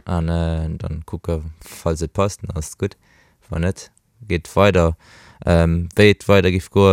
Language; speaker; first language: Luxembourgish; early bilingual, other home language; Portuguese